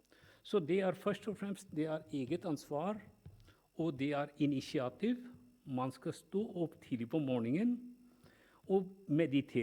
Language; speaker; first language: Norwegian; non-native, fluent; Punjabi